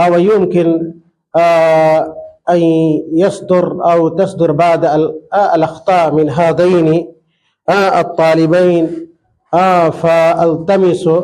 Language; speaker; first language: Arabic; non-native, fluent; Urdu